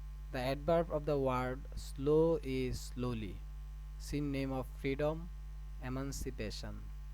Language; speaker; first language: English; non-native, local second language; Bangla